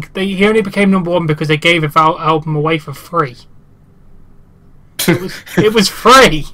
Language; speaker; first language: English; native; English